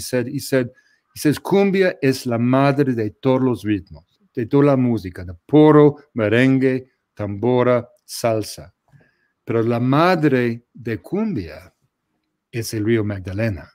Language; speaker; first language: Spanish; non-native, fluent; English